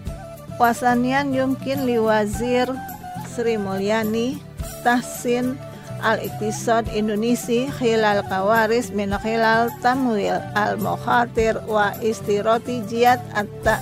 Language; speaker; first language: Arabic; non-native, learner; Indonesian